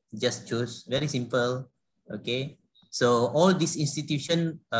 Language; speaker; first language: English; non-native, local second language; Malay